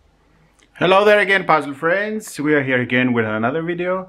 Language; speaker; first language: English; non-native, fluent; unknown